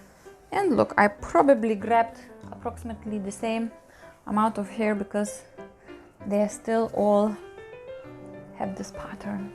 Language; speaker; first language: English; non-native, fluent; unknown